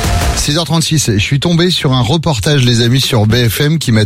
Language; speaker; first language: French; native; French